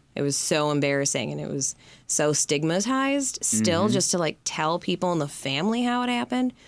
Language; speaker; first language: English; native; English